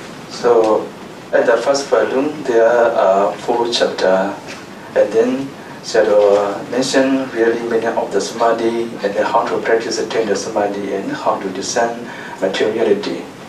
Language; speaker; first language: English; non-native, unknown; Burmese